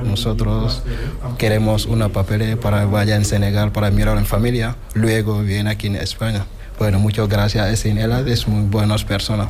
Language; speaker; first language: Spanish; non-native, learner; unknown